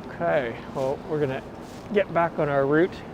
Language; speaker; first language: English; non-native, fluent; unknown